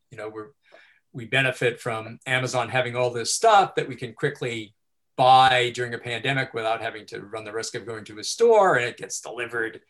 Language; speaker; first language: English; native; English